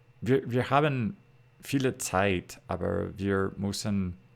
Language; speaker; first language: German; non-native, learner; English